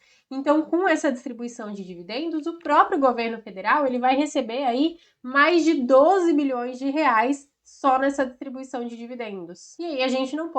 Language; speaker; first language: Portuguese; native; Portuguese